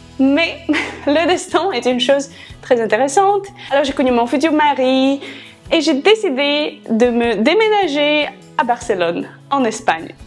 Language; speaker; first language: French; non-native, fluent; Russian